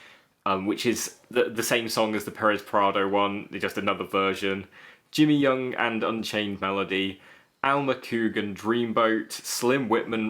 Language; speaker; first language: English; native; English